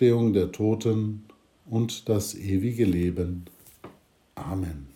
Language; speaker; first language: German; native; German